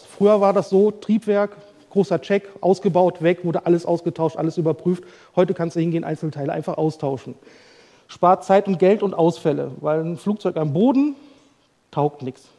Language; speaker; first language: German; native; German